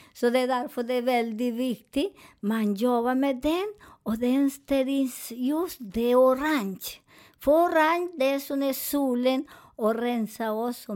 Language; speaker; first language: Swedish; non-native, fluent; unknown